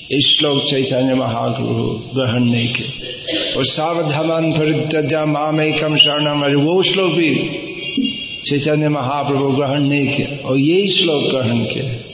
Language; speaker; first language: Hindi; non-native, fluent; English